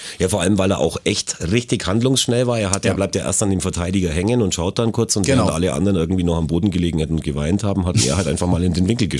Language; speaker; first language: German; native; German